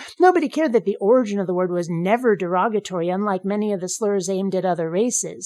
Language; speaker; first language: English; native; English